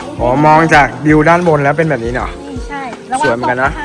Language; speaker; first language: Thai; native; Thai